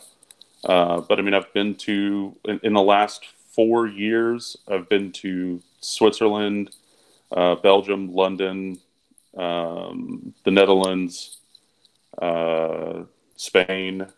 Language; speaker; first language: English; native; English